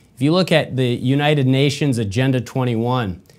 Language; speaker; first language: English; native; English